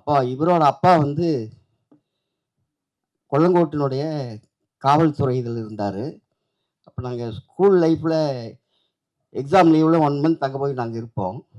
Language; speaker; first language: Tamil; native; Tamil